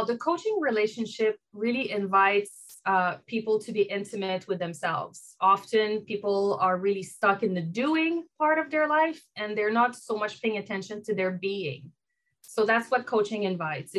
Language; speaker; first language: English; non-native, fluent; French